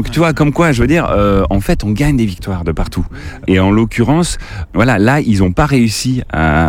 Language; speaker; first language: French; native; French